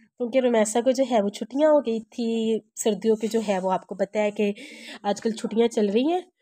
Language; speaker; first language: Urdu; non-native, local second language; Punjabi